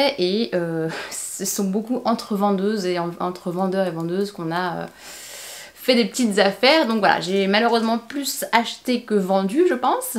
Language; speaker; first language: French; native; French